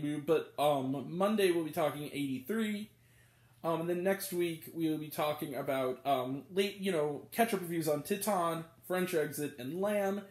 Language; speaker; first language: English; native; English